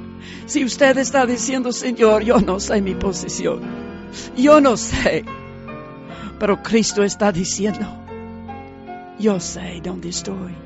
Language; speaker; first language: Spanish; non-native, fluent; English